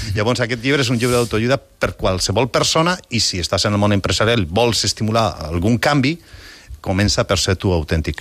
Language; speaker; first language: Catalan; non-native, local second language; Spanish